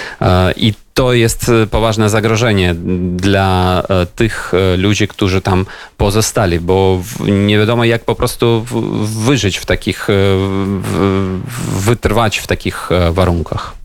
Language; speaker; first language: Polish; non-native, fluent; Ukrainian